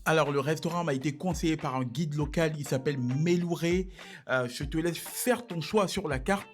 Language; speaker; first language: French; native; French